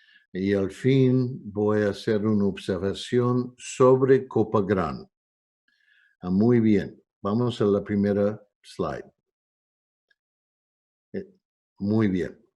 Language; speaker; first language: Spanish; non-native, fluent; English